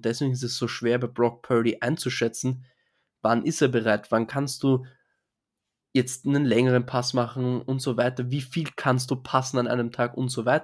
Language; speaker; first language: German; native; German